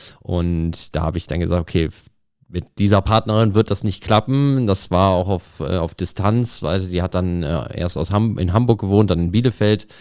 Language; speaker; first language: German; native; German